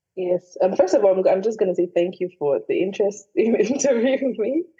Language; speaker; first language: English; non-native, local second language; Igbo